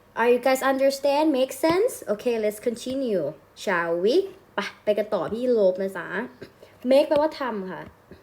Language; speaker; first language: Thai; native; Thai